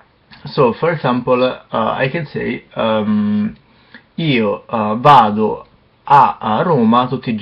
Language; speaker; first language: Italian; non-native, fluent; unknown